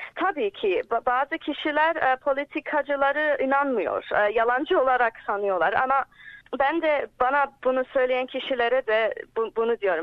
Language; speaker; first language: Turkish; early bilingual, heritage; English